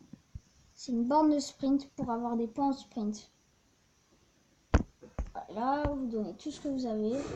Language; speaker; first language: French; native; French